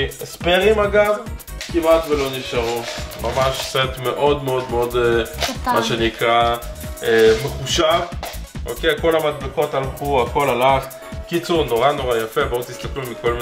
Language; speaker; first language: Hebrew; native; Hebrew